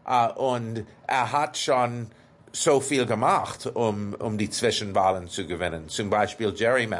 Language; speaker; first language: German; non-native, fluent; English